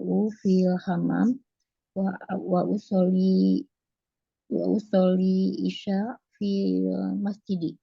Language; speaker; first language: Arabic; non-native, learner; Indonesian